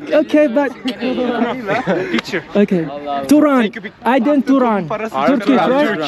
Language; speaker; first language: English; non-native, learner; Thai